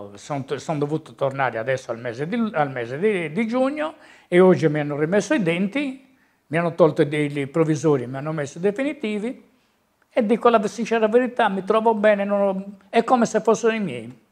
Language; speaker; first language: Italian; native; Italian